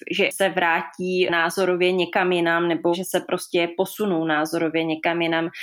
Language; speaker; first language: Czech; native; Czech